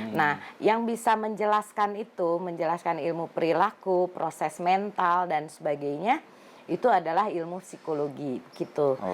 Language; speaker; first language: Indonesian; native; Indonesian